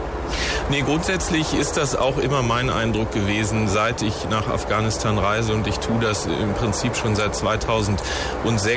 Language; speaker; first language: German; native; German